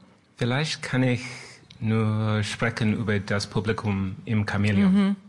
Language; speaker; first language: German; non-native, learner; French